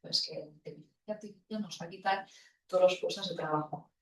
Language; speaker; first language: Spanish; non-native, local second language; Basque